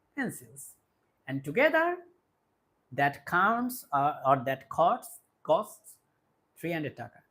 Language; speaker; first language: English; non-native, local second language; Bangla